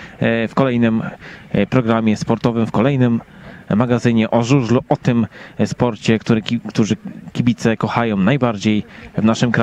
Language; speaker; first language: Polish; native; Polish